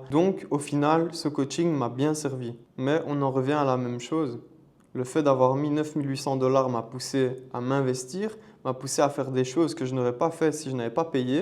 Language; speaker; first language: French; native; French